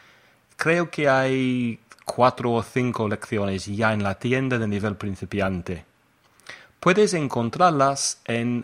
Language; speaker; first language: Spanish; non-native, fluent; English